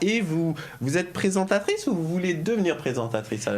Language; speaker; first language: French; native; French